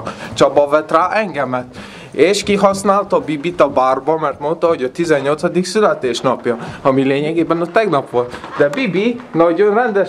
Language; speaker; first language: Hungarian; early bilingual, heritage; Hungarian